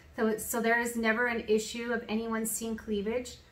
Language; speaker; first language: English; native; English